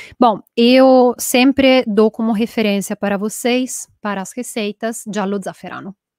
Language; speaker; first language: Portuguese; non-native, fluent; Italian